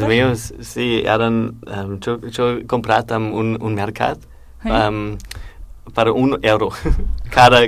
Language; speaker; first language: Catalan; non-native, learner; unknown